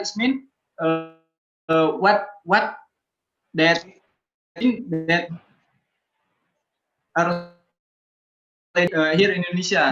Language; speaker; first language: English; non-native, learner; Indonesian